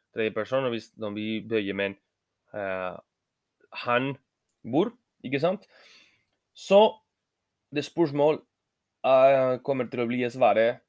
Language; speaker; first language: Norwegian; non-native, learner; Spanish